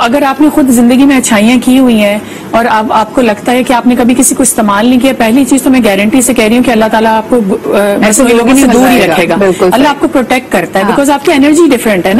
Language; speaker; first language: Urdu; native; Urdu